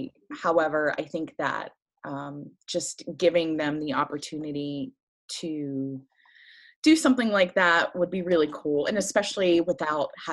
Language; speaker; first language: English; early bilingual, other home language; French